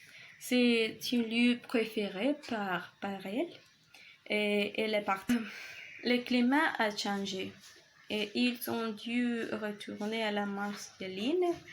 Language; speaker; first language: French; non-native, learner; Spanish